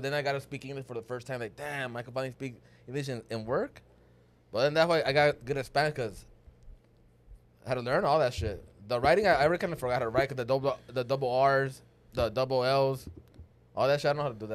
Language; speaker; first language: English; early bilingual, other home language; Spanish